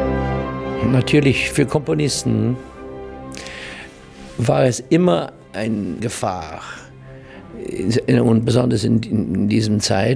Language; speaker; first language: German; non-native, learner; English